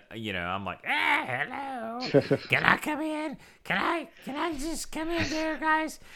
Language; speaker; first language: English; native; English